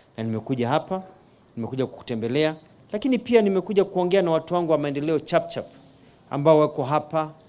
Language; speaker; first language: Swahili; non-native, local second language; Kamba